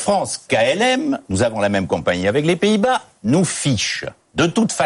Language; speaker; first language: French; native; French